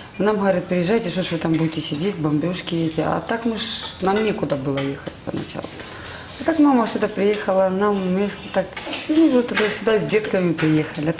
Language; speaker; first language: Ukrainian; non-native, local second language; Russian